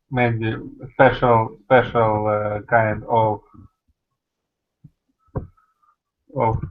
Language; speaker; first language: English; non-native, learner; Russian